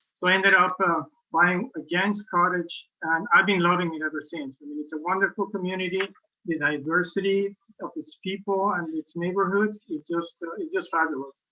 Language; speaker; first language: English; non-native, fluent; Spanish